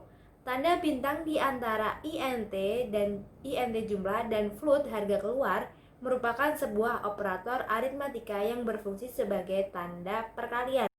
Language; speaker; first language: Indonesian; native; Indonesian